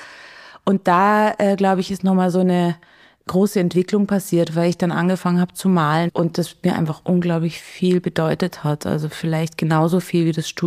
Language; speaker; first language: German; native; German